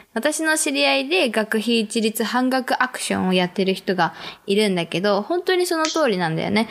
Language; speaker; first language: Japanese; native; Japanese